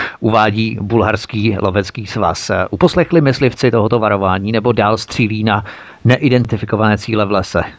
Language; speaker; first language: Czech; native; Czech